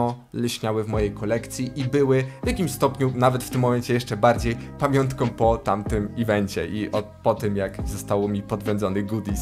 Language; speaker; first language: Polish; native; Polish